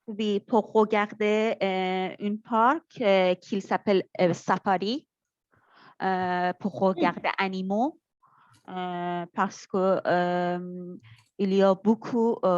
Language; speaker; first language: French; non-native, learner; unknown